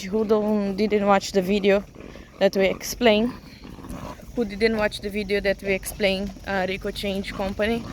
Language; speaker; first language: English; non-native, learner; Portuguese